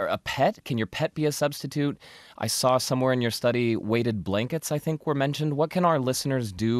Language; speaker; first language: English; native; English